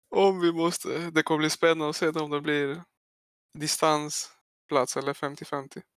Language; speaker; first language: Swedish; early bilingual, other home language; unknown